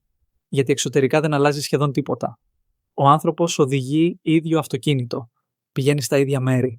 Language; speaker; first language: Greek; native; Greek